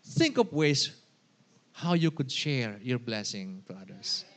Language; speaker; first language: English; non-native, local second language; Filipino